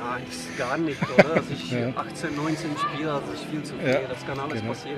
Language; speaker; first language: German; non-native, learner; Czech